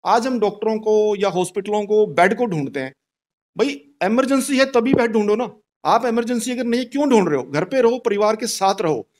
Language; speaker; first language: Hindi; native; Hindi